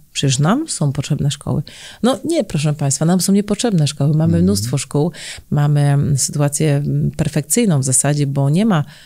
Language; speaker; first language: Polish; native; Polish